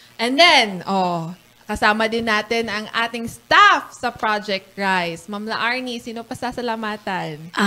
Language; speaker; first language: Filipino; non-native, local second language; Cebuano